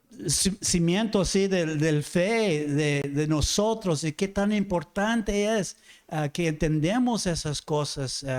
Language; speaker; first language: Spanish; non-native, fluent; English